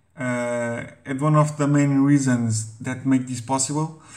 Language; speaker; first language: English; non-native, fluent; Portuguese